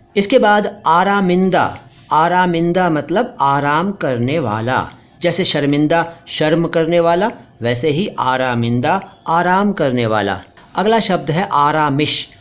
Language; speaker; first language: Hindi; native; Hindi